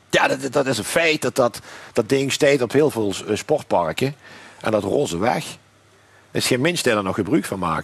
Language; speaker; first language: Dutch; native; Dutch